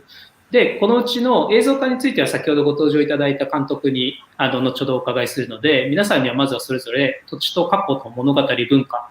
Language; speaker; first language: Japanese; native; Japanese